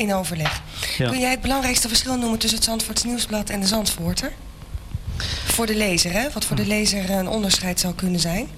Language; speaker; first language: Dutch; native; Dutch